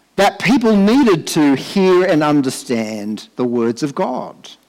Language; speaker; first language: English; native; English